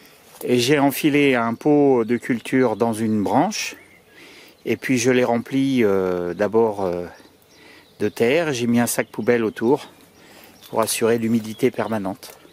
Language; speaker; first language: French; native; French